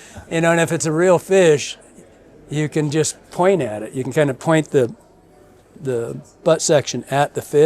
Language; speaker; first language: English; native; English